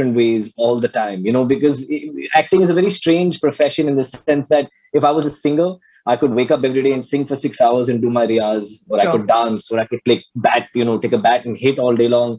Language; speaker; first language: English; native; English